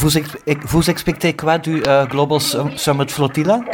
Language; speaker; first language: French; non-native, fluent; Dutch